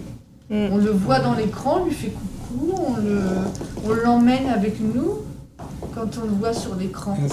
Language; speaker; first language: French; native; French